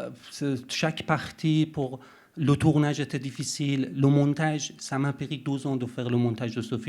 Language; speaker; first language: French; non-native, fluent; Persian